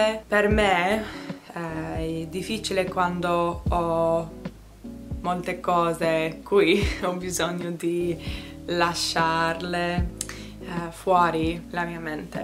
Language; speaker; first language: Italian; non-native, learner; English